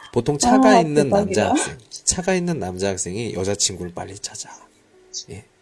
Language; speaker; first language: Korean; native; Korean